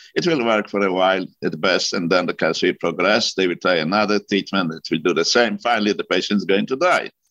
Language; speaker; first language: English; non-native, fluent; Polish